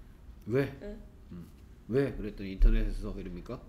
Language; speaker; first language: Korean; native; Korean